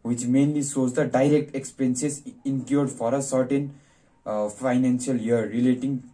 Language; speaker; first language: English; non-native, local second language; Nepali